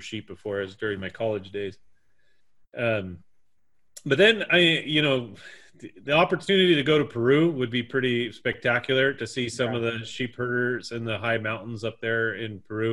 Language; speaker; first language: English; native; English